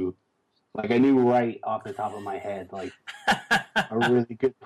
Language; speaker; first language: English; native; English